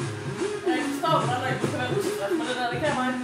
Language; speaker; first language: Danish; native; Danish